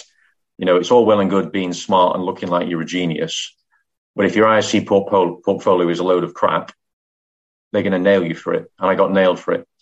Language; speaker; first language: English; native; English